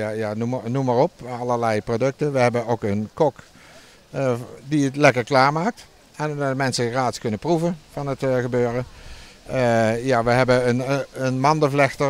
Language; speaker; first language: Dutch; native; Dutch